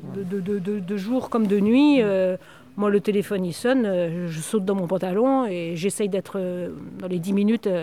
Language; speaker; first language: French; native; French